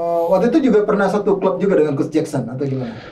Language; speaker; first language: Indonesian; native; Indonesian